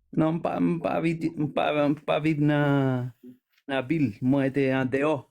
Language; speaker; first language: Haitian Creole; non-native, fluent; Spanish